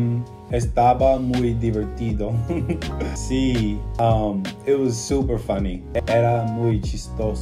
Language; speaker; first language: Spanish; non-native, learner; English